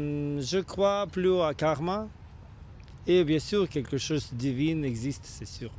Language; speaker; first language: French; non-native, learner; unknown